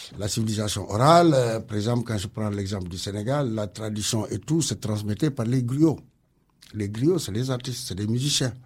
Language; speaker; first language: French; non-native, local second language; Wolof